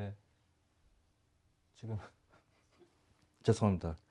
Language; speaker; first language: Korean; native; Korean